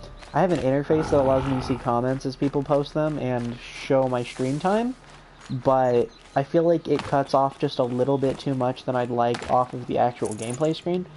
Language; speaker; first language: English; native; English